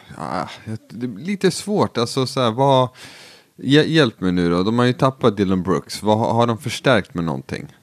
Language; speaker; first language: Swedish; native; Swedish